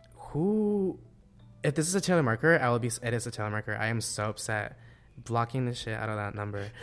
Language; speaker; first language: English; non-native, fluent; Spanish